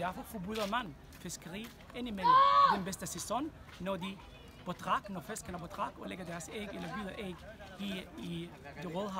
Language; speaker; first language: Danish; non-native, fluent; Arabic